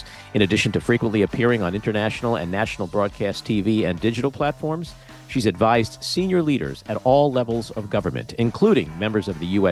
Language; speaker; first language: English; native; English